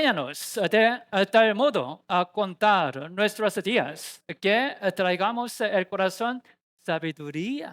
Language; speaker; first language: Spanish; non-native, learner; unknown